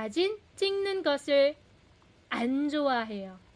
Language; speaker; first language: Korean; non-native, fluent; Filipino